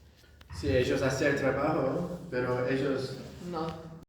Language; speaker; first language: Spanish; non-native, learner; Korean